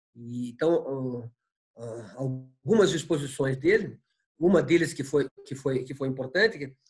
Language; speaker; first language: Portuguese; native; Portuguese